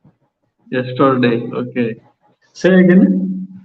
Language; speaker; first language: English; non-native, local second language; Odia